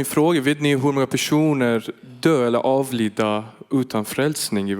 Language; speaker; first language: Swedish; non-native, fluent; Persian